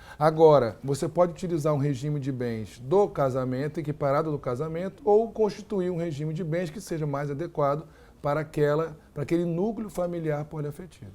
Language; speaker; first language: Portuguese; native; Portuguese